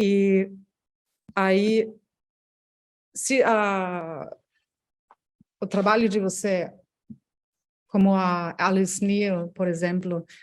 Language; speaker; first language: Portuguese; non-native, fluent; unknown